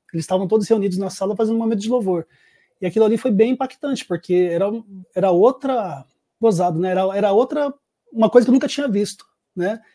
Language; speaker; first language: Portuguese; native; Portuguese